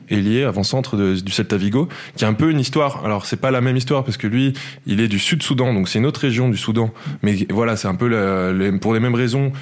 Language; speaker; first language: French; native; French